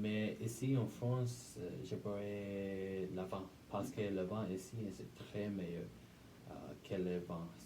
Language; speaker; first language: French; non-native, learner; English